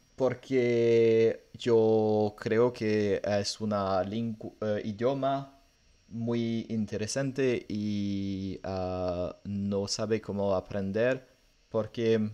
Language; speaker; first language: Spanish; non-native, learner; French